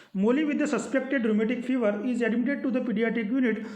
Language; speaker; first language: English; non-native, local second language; Gujarati